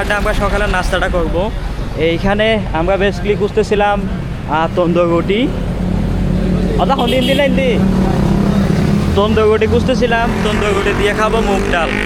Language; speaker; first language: Bangla; native; Bangla